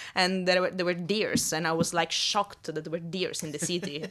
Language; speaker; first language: English; non-native, fluent; Italian